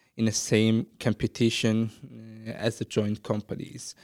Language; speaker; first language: English; non-native, fluent; Azerbaijani